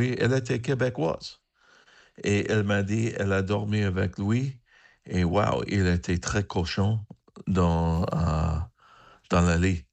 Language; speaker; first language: French; non-native, learner; English